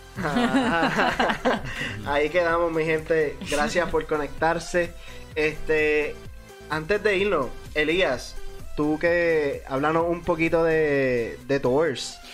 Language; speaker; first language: Spanish; native; Spanish